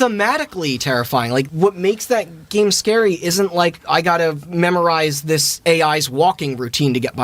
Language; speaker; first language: English; native; English